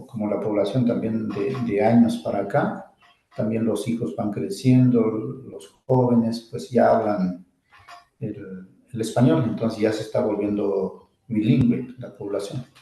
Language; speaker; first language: Spanish; non-native, local second language; Zapotec